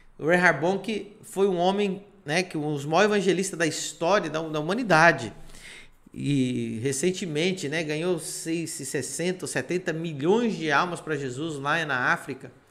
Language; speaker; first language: Portuguese; non-native, fluent; Spanish